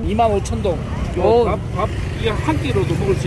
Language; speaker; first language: Korean; native; Korean